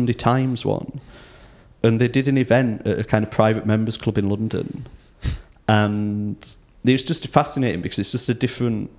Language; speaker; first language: English; native; English